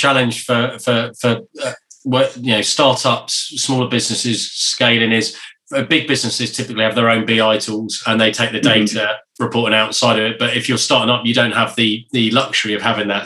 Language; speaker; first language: English; native; English